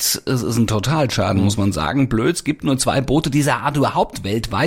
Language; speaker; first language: German; native; German